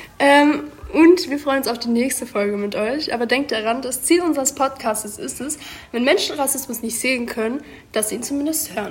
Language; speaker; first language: German; early bilingual, other home language; Greek